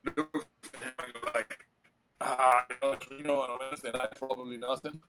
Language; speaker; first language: English; non-native, fluent; Danish